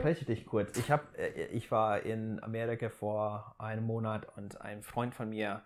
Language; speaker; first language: German; non-native, fluent; English